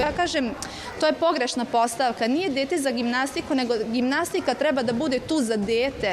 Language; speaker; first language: Bosnian; native; Bosnian